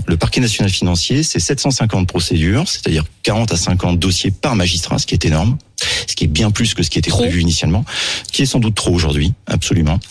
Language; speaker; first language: French; native; French